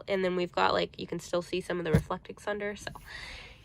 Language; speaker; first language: English; native; English